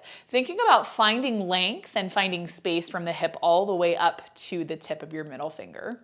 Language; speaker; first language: English; native; English